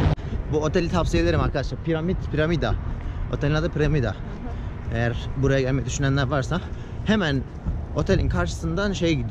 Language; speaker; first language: Turkish; native; Turkish